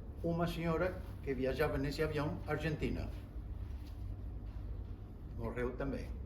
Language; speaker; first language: Portuguese; non-native, fluent; Spanish